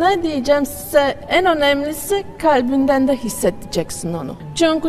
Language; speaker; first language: Turkish; non-native, fluent; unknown